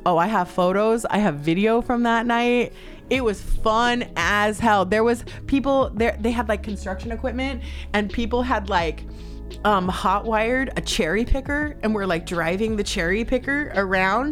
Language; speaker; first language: English; native; English